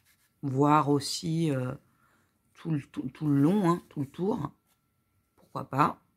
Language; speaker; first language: French; native; French